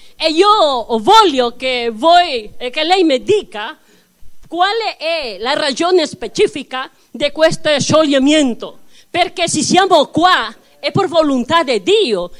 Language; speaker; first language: Italian; non-native, learner; Spanish